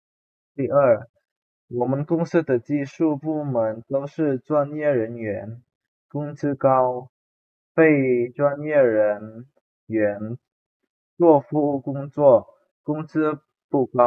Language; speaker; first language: Chinese; non-native, fluent; Indonesian